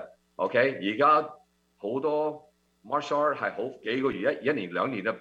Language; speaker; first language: Cantonese; early bilingual, heritage; Cantonese